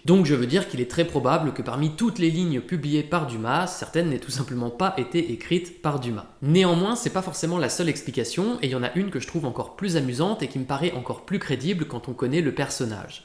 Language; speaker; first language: French; native; French